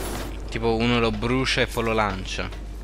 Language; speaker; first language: Italian; native; Italian